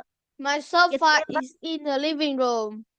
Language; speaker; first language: English; non-native, learner; Vietnamese